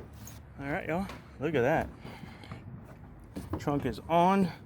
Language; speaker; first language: English; native; English